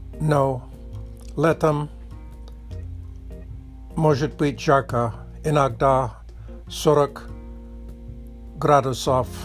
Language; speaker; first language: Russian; non-native, learner; English